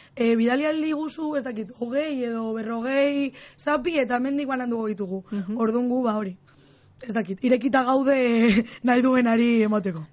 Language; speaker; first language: Basque; non-native, local second language; Spanish